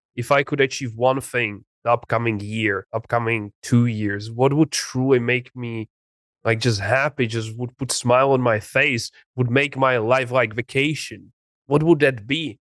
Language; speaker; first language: English; non-native, fluent; Czech